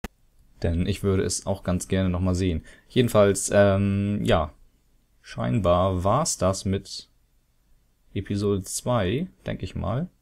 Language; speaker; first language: German; native; German